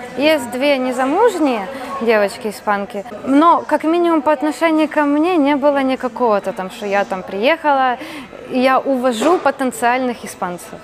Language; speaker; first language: Russian; native; Russian